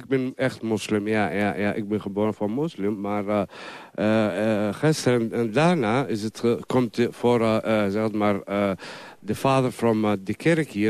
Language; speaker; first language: Dutch; non-native, learner; Somali